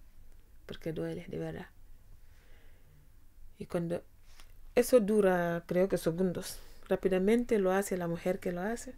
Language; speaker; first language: Spanish; non-native, fluent; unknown